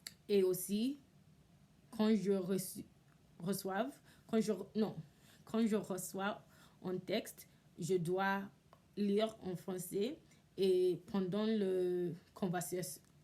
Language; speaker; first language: French; non-native, learner; English